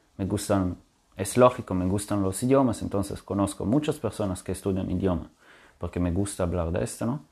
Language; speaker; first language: Spanish; non-native, fluent; French